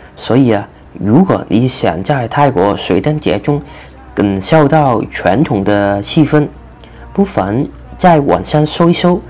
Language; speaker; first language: Chinese; non-native, fluent; Cantonese